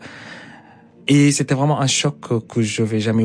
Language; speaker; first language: French; non-native, fluent; Arabic